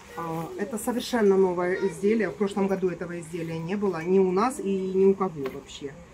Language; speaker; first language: Russian; native; Russian